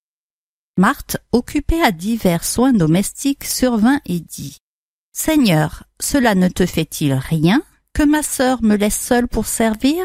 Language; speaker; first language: French; native; French